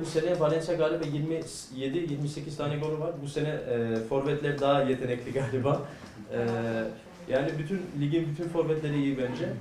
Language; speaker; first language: Turkish; early bilingual, heritage; Turkish